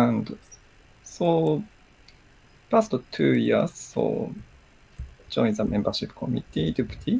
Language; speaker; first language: English; non-native, learner; Japanese